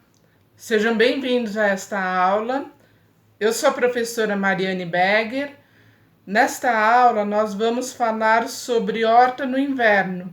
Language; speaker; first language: Portuguese; native; Portuguese